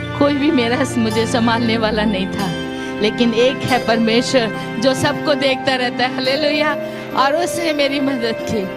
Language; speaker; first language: Hindi; native; Hindi